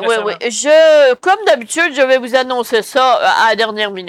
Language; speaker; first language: French; native; French